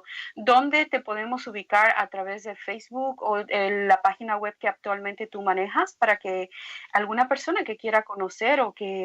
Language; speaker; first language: Spanish; native; Spanish